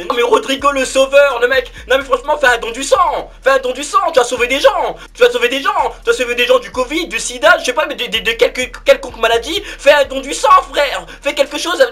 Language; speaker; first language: French; native; French